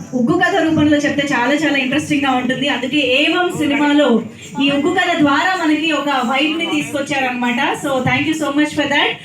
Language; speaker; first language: Telugu; native; Telugu